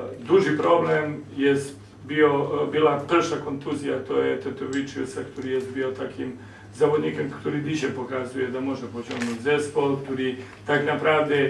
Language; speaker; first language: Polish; non-native, learner; Serbian